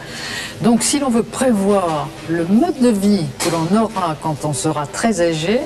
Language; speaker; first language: French; native; French